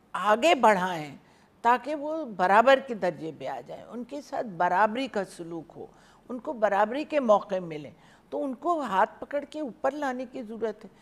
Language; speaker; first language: Hindi; native; Hindi